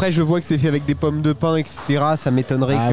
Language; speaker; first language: French; native; French